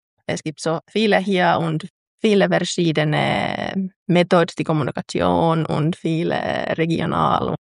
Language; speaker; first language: German; non-native, learner; Finnish